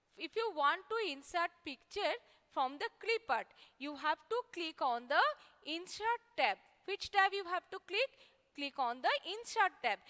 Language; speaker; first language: English; non-native, local second language; Bangla